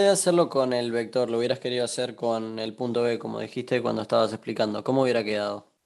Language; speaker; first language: Spanish; native; Spanish